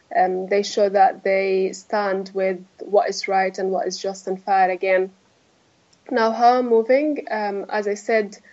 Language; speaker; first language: English; non-native, fluent; Arabic